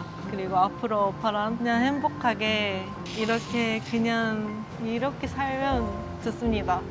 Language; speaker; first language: Korean; non-native, fluent; Japanese